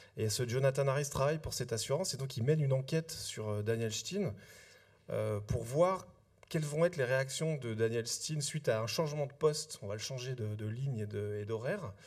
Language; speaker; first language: French; native; French